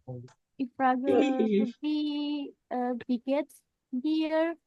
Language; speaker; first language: German; non-native, learner; Indonesian